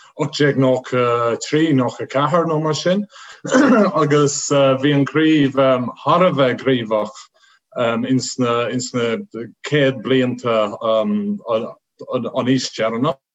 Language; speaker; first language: Irish; non-native, fluent; English